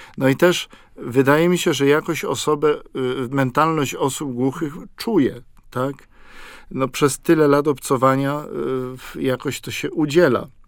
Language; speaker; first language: Polish; native; Polish